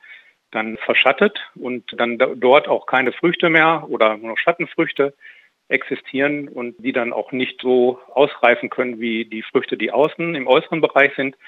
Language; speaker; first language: German; native; German